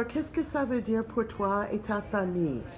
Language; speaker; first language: French; non-native, learner; English